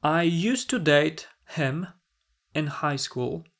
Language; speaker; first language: English; non-native, fluent; Polish